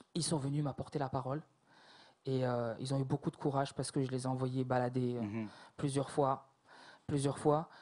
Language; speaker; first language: French; native; French